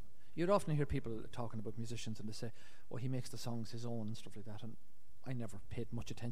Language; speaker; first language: English; native; English